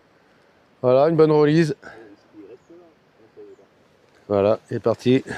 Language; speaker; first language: French; native; French